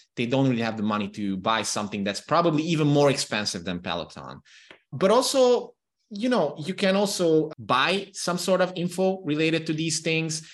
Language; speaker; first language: English; non-native, fluent; Hungarian